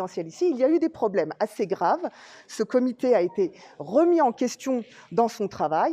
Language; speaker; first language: French; native; French